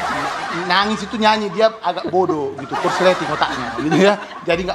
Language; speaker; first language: Indonesian; native; Indonesian